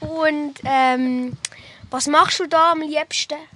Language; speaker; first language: German; native; German